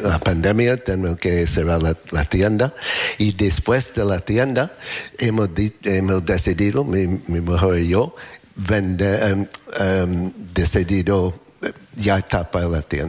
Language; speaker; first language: Spanish; non-native, learner; English